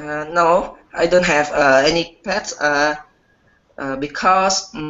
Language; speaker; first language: English; non-native, learner; Indonesian